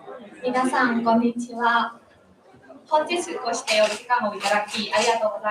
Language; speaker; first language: Japanese; non-native, learner; Vietnamese